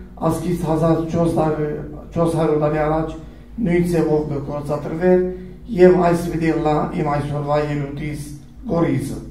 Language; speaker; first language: Armenian; early bilingual, heritage; Armenian